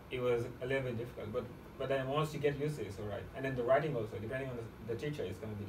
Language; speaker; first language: English; non-native, fluent; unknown